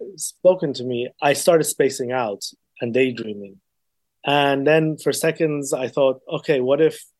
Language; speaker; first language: English; native; English